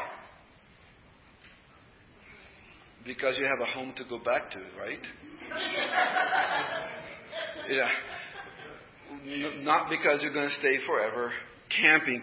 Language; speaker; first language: English; non-native, fluent; Portuguese